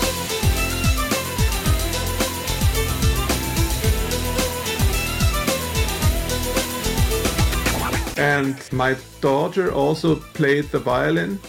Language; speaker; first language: English; non-native, fluent; German